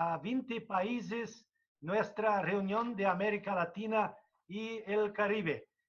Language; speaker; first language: Spanish; non-native, fluent; Portuguese